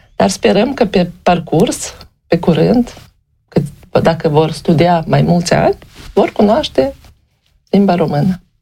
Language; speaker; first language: Romanian; native; Romanian